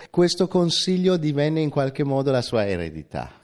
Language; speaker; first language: Italian; non-native, fluent; Persian